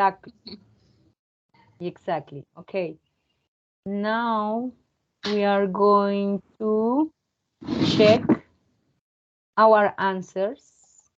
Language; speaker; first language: English; non-native, fluent; Spanish